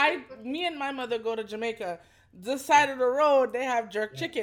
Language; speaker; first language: English; native; English